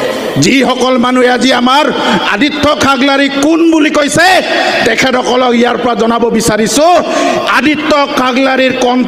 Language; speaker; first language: Assamese; non-native, local second language; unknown